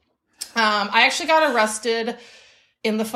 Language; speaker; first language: English; native; English